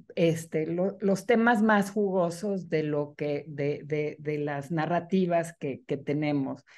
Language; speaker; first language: Spanish; native; Spanish